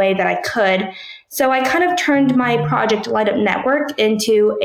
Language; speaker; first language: English; early bilingual, other home language; Korean